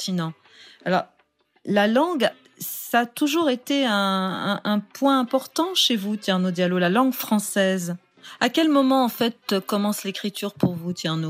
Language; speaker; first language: French; native; French